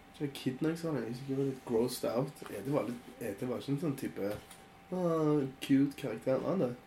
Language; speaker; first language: Norwegian; early bilingual, other home language; Polish